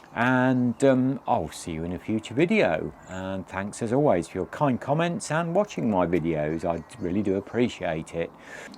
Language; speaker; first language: English; native; English